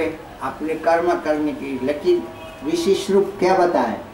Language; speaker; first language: Hindi; non-native, learner; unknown